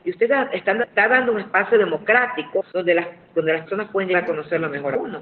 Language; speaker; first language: Spanish; native; Spanish